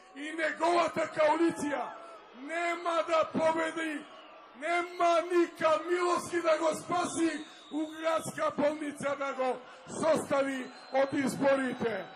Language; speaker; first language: Macedonian; non-native, local second language; Romany